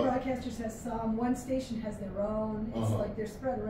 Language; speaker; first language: English; native; English